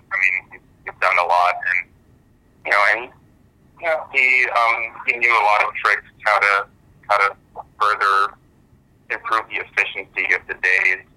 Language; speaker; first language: English; early bilingual, other home language; German